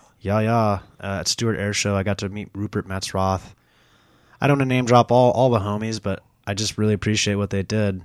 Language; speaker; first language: English; native; English